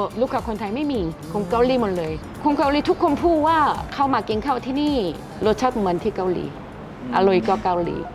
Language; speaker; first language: Thai; non-native, learner; Korean